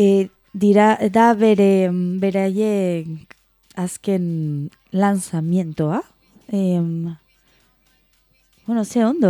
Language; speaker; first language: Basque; non-native, local second language; Spanish